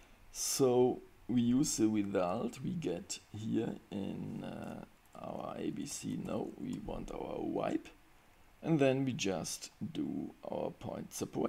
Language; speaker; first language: English; non-native, fluent; German